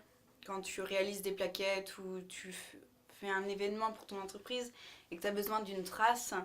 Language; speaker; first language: French; native; French